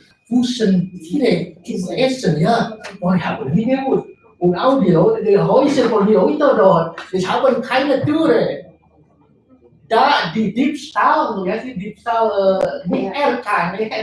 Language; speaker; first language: German; non-native, learner; Indonesian